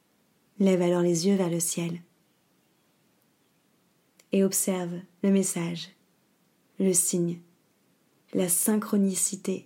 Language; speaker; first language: French; native; French